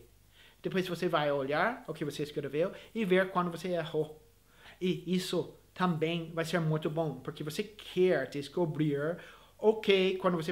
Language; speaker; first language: Portuguese; non-native, fluent; English